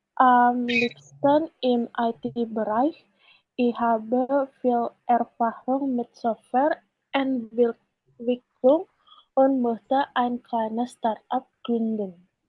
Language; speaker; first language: German; non-native, learner; Indonesian